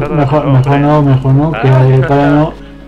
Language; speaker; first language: Spanish; native; Spanish